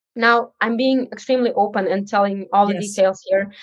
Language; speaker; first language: English; early bilingual, other home language; Uzbek